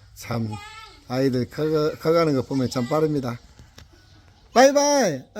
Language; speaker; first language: Korean; native; Korean